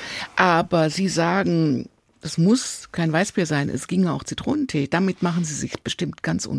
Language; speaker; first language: German; native; German